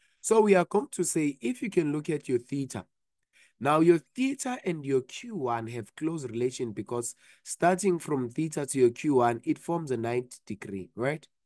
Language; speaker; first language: English; non-native, local second language; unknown